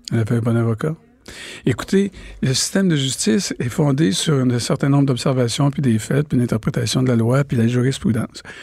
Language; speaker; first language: French; native; French